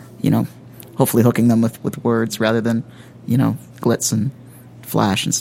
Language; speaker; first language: English; native; English